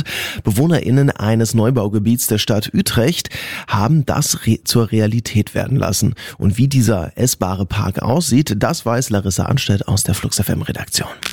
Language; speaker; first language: German; native; German